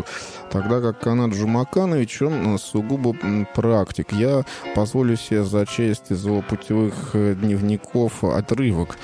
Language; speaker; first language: Russian; native; Russian